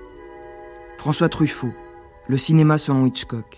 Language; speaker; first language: French; native; French